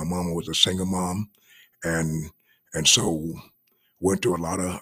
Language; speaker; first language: English; native; English